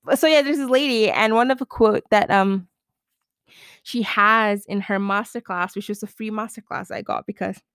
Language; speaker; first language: English; non-native, local second language; Malay